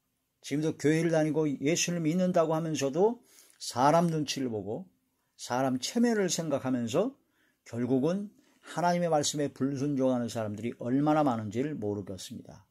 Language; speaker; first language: Korean; native; Korean